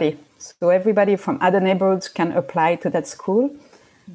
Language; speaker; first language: English; non-native, fluent; French